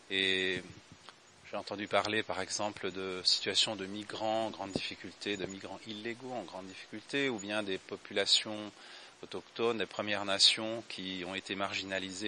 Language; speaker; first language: French; native; French